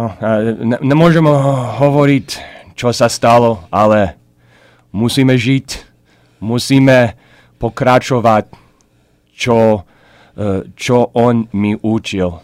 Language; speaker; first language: Slovak; early bilingual, heritage; English